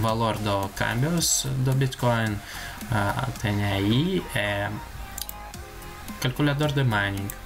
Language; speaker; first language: Portuguese; non-native, learner; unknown